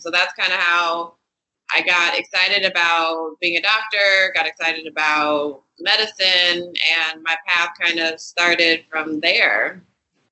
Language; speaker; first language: English; native; English